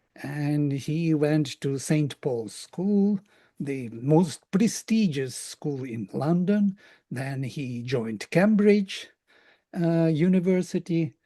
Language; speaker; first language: English; non-native, fluent; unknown